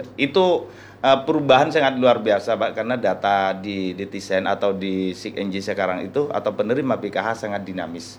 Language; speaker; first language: Indonesian; non-native, local second language; Madurese